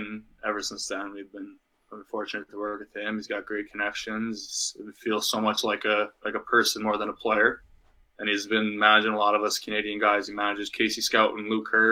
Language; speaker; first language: English; native; English